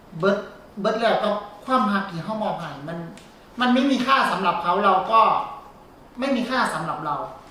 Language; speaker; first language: Thai; native; Thai